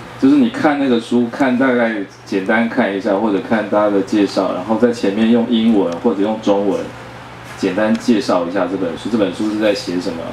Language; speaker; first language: Chinese; native; Chinese